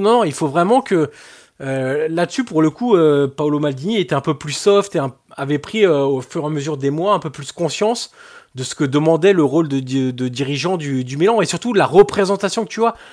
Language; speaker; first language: French; native; French